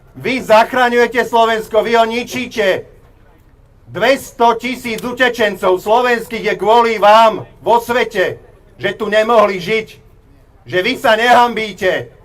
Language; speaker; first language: Slovak; native; Slovak